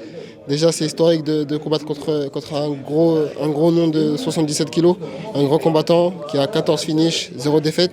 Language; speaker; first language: French; native; French